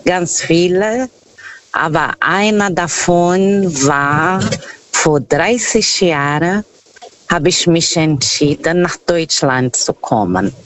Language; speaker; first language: German; non-native, learner; Portuguese